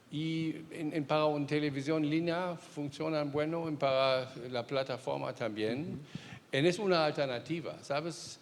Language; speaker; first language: Spanish; non-native, fluent; German